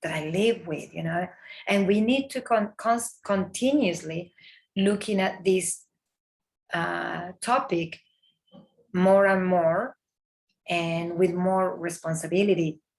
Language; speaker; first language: English; non-native, fluent; Spanish